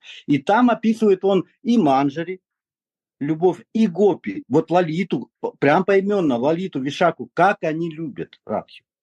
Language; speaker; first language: Russian; native; Russian